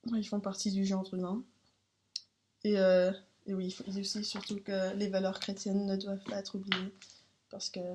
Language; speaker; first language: French; non-native, learner; Danish